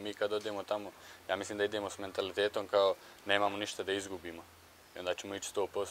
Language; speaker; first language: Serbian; early bilingual, heritage; Bosnian